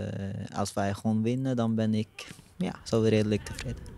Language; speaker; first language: Dutch; non-native, fluent; Norwegian